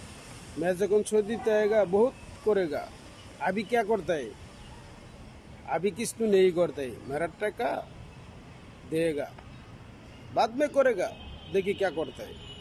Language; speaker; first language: Hindi; non-native, learner; Bangla